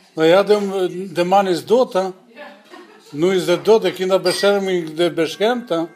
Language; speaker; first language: Dutch; non-native, learner; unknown